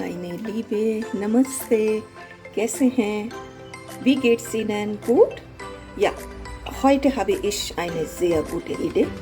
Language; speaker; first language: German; non-native, learner; Hindi